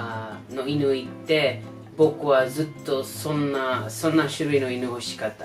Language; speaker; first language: Japanese; non-native, learner; English